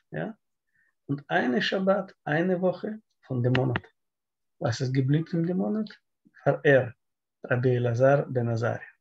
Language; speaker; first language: German; non-native, learner; Russian